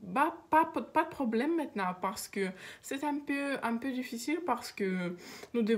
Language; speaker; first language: French; non-native, learner; Russian